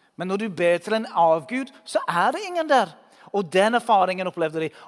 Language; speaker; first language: Norwegian; non-native, fluent; English